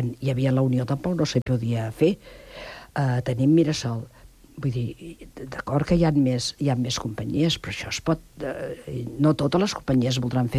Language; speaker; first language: Catalan; native; Catalan